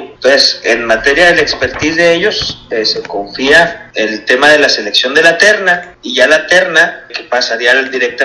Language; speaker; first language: Spanish; native; Spanish